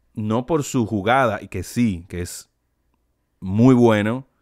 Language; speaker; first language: Spanish; native; Spanish